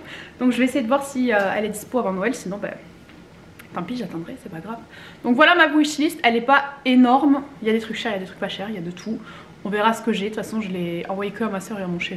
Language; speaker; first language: French; native; French